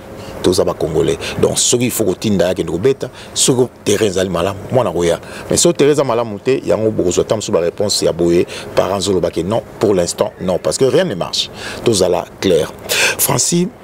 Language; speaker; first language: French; non-native, local second language; Lingala